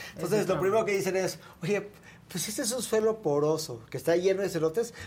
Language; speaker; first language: Spanish; native; Spanish